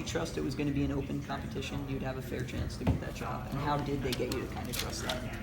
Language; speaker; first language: English; native; English